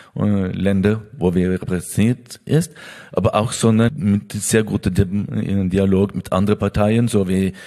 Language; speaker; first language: German; non-native, fluent; Norwegian